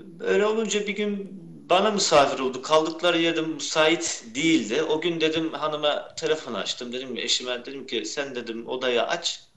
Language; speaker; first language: Turkish; early bilingual, heritage; Turkish